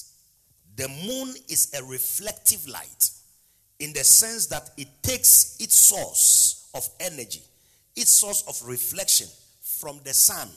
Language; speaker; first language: English; non-native, local second language; Akan